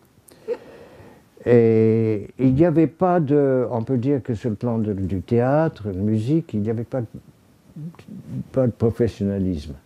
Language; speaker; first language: French; non-native, fluent; English